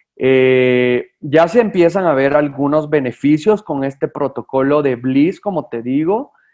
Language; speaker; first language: Spanish; native; Spanish